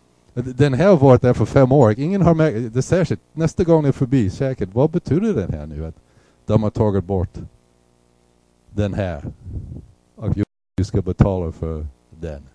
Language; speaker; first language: Swedish; non-native, fluent; English